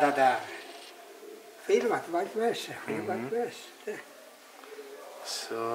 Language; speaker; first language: Russian; non-native, learner; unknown